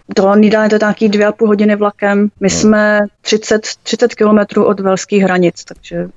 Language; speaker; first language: Czech; native; Czech